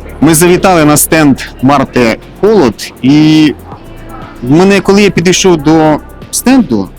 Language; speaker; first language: Ukrainian; native; Ukrainian